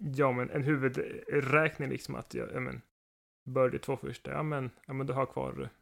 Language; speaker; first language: Swedish; native; Swedish